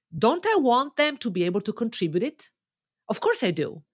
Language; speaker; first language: English; non-native, fluent; Italian